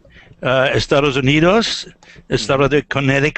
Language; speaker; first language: Spanish; non-native, learner; English